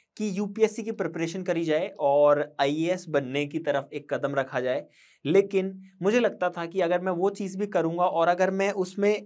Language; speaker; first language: Hindi; native; Hindi